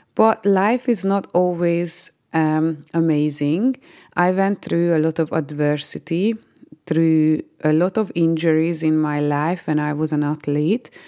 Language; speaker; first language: English; non-native, fluent; Hungarian